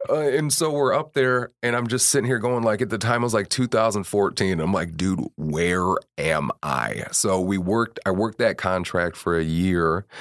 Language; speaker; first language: English; native; English